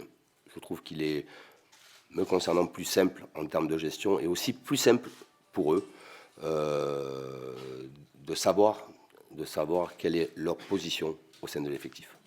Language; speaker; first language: French; native; French